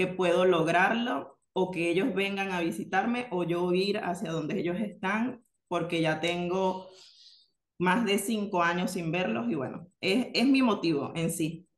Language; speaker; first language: Spanish; native; Spanish